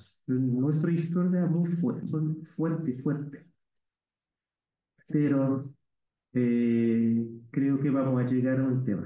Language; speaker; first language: Spanish; non-native, learner; Haitian Creole